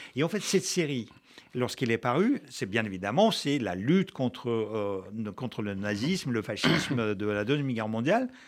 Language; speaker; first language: French; non-native, fluent; Russian